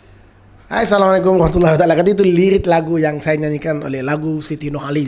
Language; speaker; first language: Malay; native; Malay